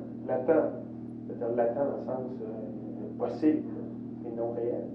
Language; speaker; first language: French; native; French